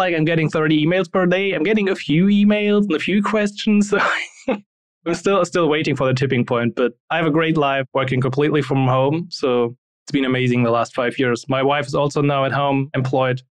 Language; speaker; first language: English; non-native, fluent; German